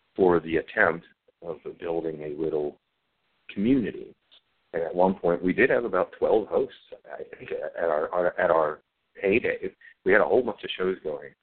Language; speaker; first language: English; native; English